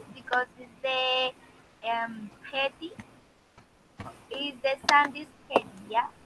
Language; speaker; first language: English; non-native, learner; Spanish